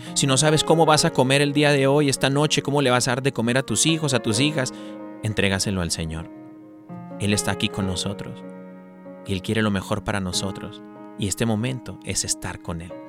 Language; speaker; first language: Spanish; early bilingual, heritage; Spanish